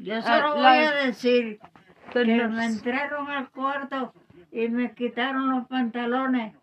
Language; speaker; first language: Spanish; native; Spanish